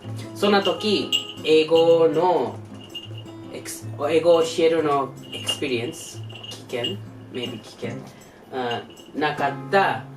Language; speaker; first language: Japanese; non-native, learner; English